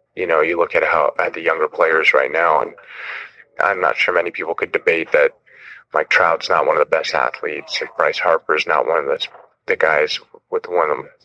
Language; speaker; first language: English; native; English